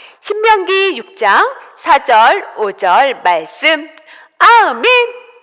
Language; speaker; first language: Korean; native; Korean